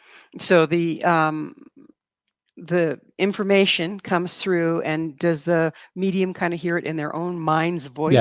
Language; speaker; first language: English; native; English